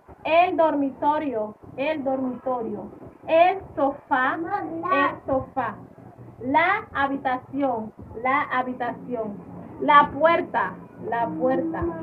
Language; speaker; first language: Spanish; non-native, fluent; Haitian Creole